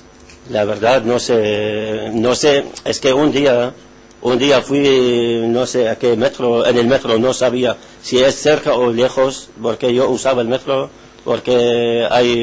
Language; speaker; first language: Spanish; non-native, learner; Arabic